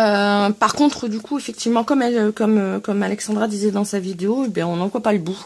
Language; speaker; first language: French; native; French